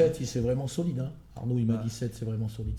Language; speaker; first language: French; native; French